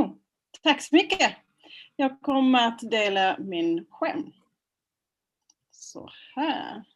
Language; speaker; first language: Swedish; non-native, fluent; English